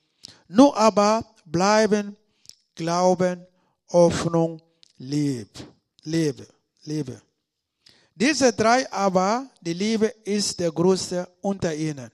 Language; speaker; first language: German; non-native, learner; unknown